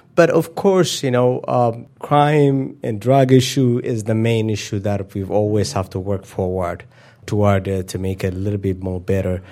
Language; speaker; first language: English; non-native, fluent; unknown